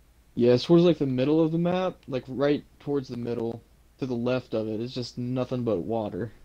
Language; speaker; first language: English; native; English